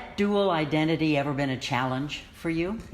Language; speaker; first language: English; native; English